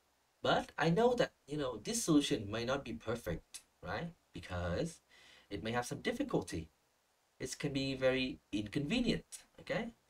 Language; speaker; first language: English; non-native, fluent; Vietnamese